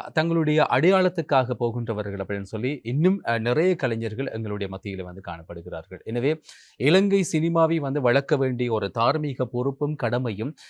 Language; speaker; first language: Tamil; native; Tamil